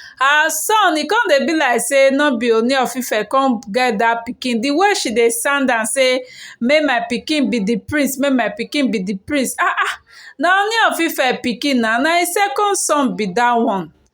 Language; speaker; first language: Nigerian Pidgin; native; Nigerian Pidgin